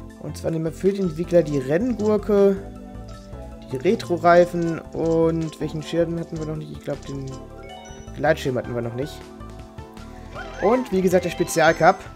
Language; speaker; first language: German; native; German